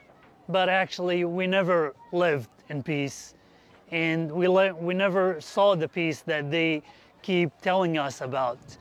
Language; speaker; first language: English; non-native, local second language; Arabic